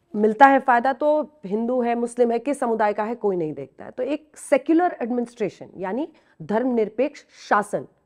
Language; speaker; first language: Hindi; native; Hindi